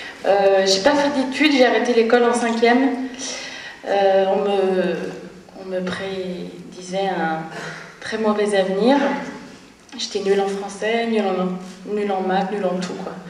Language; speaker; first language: French; native; French